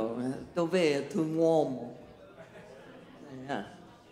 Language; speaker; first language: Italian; non-native, learner; English